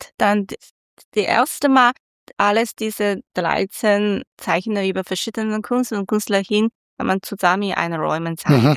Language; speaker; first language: German; non-native, learner; Chinese